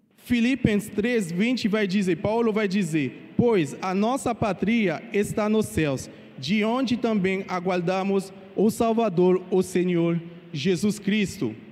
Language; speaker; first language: Portuguese; non-native, fluent; Haitian Creole